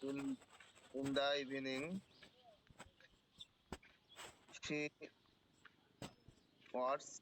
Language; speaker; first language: English; non-native, learner; Bangla